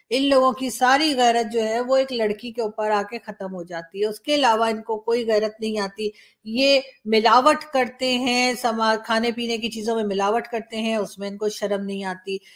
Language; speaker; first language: Urdu; native; Urdu